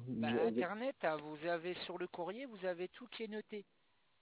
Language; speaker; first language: French; native; French